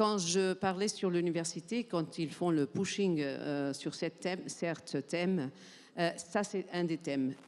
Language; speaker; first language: French; non-native, fluent; Portuguese